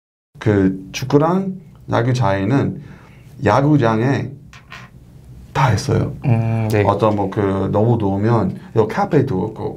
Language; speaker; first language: Korean; non-native, learner; English